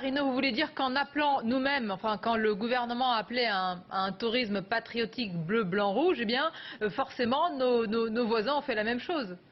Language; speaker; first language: French; native; French